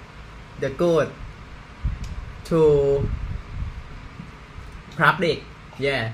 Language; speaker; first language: English; non-native, learner; Thai